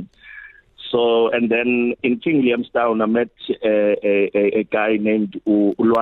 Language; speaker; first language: English; non-native, local second language; Xhosa